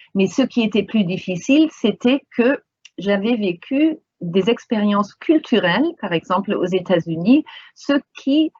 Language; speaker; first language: French; non-native, fluent; English